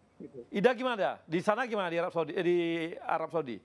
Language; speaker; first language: Indonesian; native; Indonesian